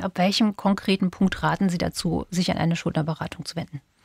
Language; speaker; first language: German; native; German